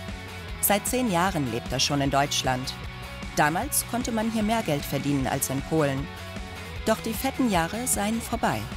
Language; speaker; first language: German; native; German